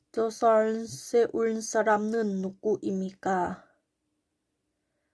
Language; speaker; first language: Korean; non-native, learner; Thai